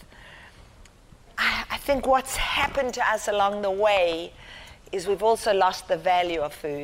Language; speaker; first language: English; native; English